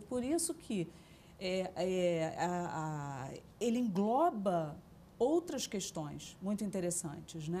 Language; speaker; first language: Portuguese; native; Portuguese